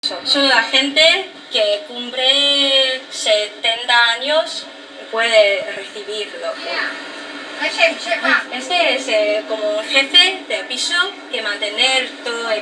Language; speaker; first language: Spanish; non-native, learner; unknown